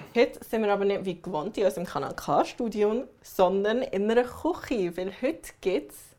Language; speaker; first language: German; early bilingual, other home language; English